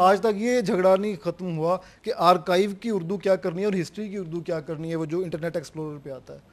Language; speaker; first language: Urdu; non-native, local second language; Punjabi